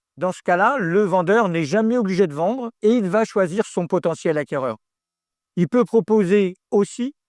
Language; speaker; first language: French; native; French